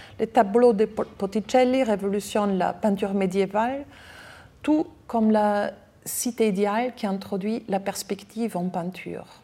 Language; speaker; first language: French; non-native, fluent; German